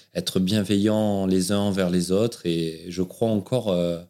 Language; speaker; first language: French; native; French